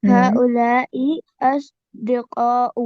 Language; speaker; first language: Arabic; non-native, learner; Urdu